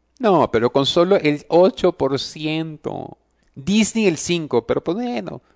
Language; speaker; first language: Spanish; early bilingual, heritage; Spanish